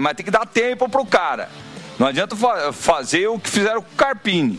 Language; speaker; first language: Portuguese; native; Portuguese